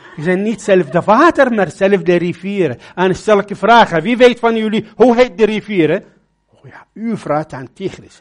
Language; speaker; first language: Dutch; non-native, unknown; Arabic